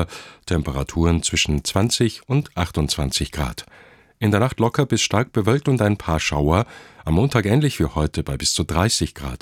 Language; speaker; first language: German; native; German